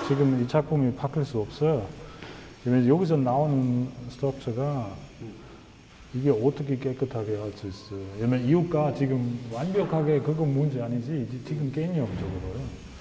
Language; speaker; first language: Korean; non-native, learner; German